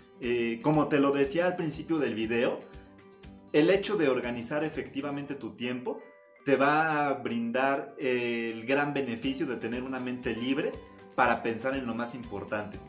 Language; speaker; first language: Spanish; native; Spanish